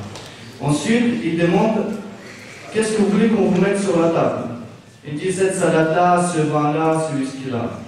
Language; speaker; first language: French; non-native, fluent; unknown